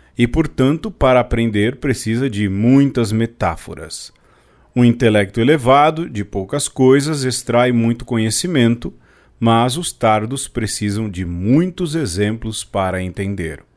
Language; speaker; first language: Portuguese; native; Portuguese